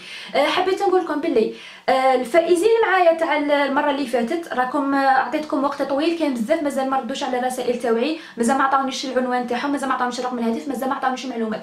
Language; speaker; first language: Arabic; native; Arabic